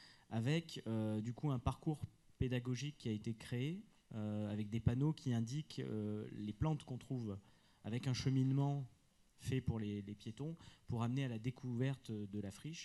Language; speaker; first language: French; native; French